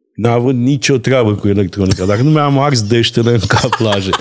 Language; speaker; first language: Romanian; native; Romanian